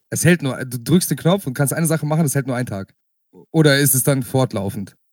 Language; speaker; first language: German; native; German